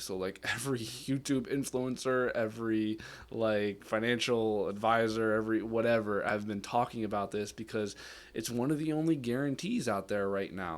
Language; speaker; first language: English; native; English